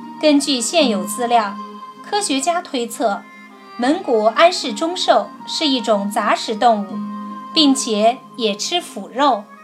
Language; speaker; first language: Chinese; native; Chinese